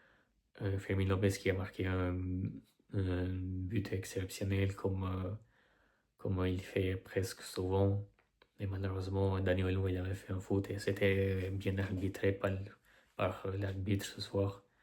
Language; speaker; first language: French; non-native, fluent; Albanian